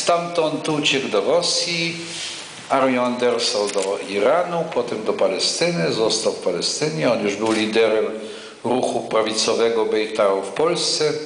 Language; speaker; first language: Polish; non-native, local second language; Yiddish